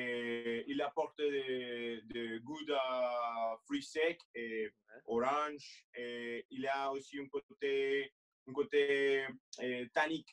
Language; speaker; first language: French; non-native, fluent; Spanish